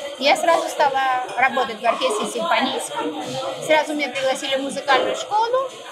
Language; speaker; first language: Russian; native; Russian